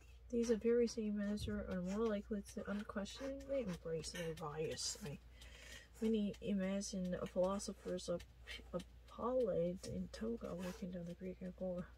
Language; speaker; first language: English; non-native, fluent; Korean